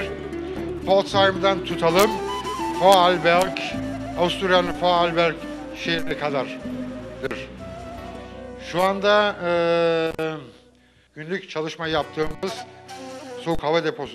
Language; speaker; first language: Turkish; native; Turkish